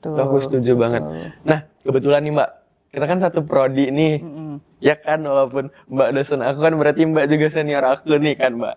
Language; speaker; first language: Indonesian; native; Indonesian